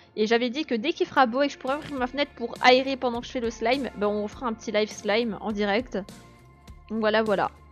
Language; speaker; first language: French; native; French